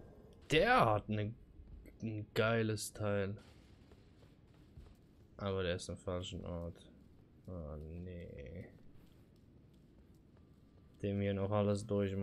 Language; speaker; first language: German; native; German